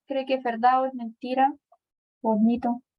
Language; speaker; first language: Spanish; native; Spanish